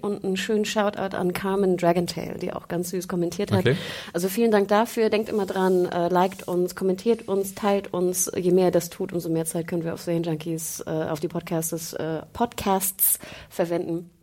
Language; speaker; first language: German; native; German